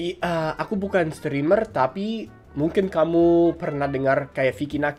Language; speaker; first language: Indonesian; non-native, fluent; English